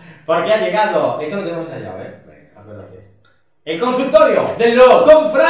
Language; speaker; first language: Spanish; native; Spanish